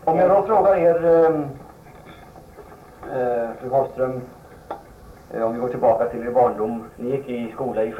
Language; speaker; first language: Swedish; native; Swedish